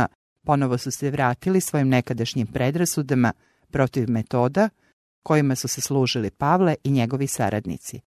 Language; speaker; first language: Serbian; native; Serbian